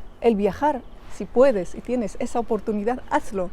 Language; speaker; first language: Spanish; early bilingual, other home language; Arabic